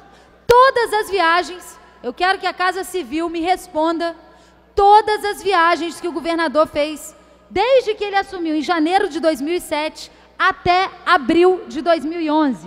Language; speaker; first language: Portuguese; native; Portuguese